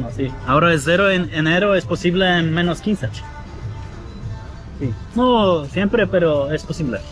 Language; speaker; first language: Spanish; non-native, learner; Polish